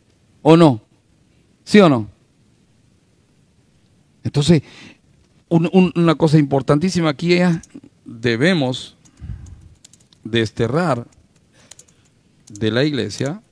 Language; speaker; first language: Spanish; native; Spanish